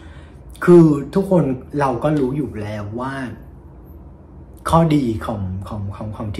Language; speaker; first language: Thai; non-native, fluent; Vietnamese